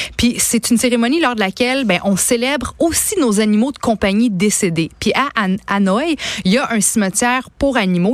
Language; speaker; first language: French; native; French